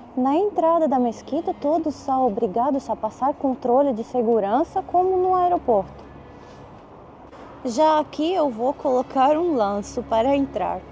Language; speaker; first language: Portuguese; non-native, fluent; Armenian